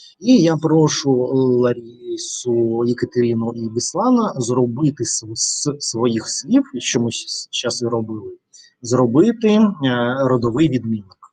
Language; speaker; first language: Ukrainian; non-native, learner; Russian